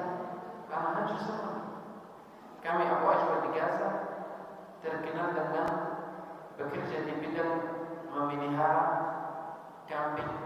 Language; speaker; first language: Indonesian; non-native, fluent; Arabic